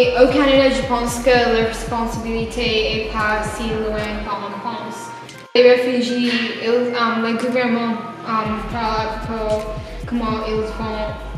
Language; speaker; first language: French; non-native, learner; English